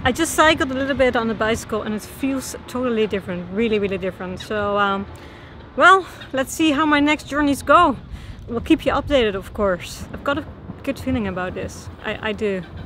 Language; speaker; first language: English; non-native, fluent; Dutch